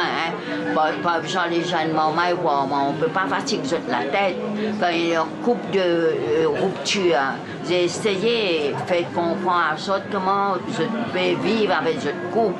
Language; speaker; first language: French; non-native, local second language; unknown